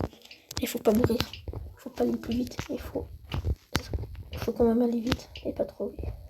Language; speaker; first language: French; native; French